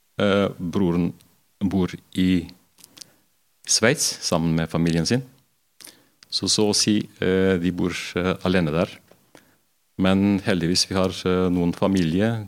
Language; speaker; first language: Norwegian; non-native, fluent; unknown